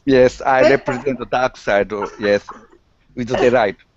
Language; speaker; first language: English; non-native, learner; Japanese